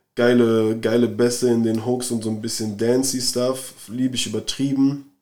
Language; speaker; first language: German; native; German